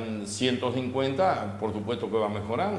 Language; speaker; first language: Spanish; native; Spanish